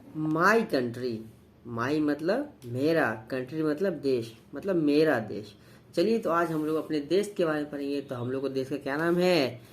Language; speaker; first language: Hindi; native; Hindi